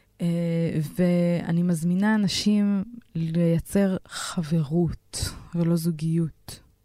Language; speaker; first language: Hebrew; native; Hebrew